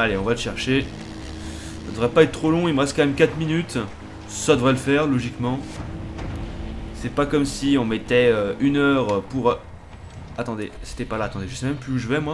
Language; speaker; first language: French; native; French